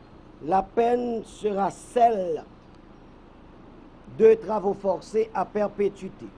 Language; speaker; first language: French; non-native, local second language; Haitian Creole